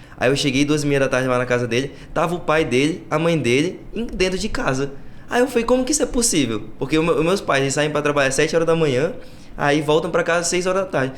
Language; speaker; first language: Portuguese; native; Portuguese